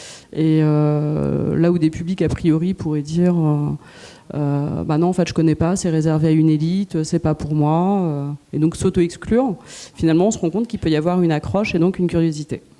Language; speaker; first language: French; native; French